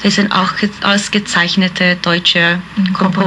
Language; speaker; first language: German; non-native, fluent; Hungarian